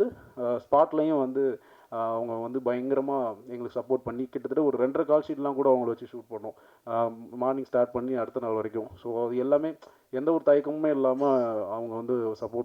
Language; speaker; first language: Tamil; native; Tamil